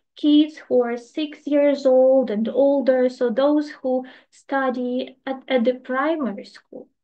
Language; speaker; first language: English; non-native, fluent; Ukrainian